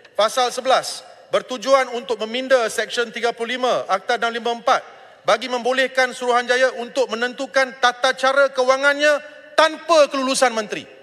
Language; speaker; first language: Malay; non-native, local second language; Tamil